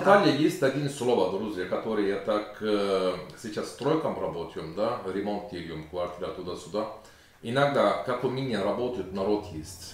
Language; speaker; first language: Russian; non-native, learner; Turkish